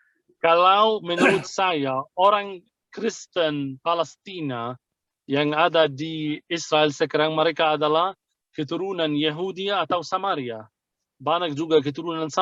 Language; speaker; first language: Indonesian; non-native, fluent; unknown